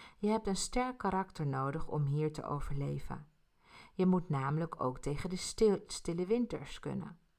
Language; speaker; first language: Dutch; early bilingual, other home language; Spanish